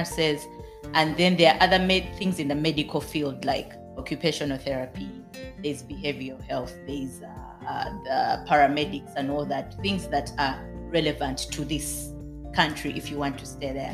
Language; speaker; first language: English; non-native, local second language; Ganda